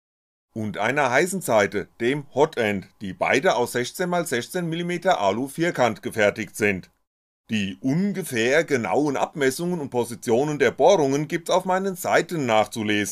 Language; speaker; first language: German; native; German